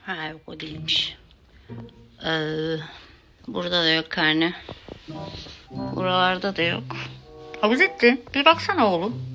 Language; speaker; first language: Turkish; native; Turkish